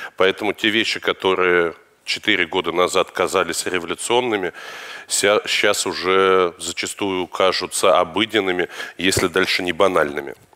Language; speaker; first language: Russian; native; Russian